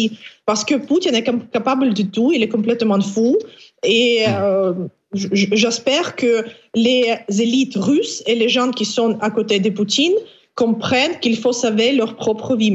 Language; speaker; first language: French; non-native, fluent; Ukrainian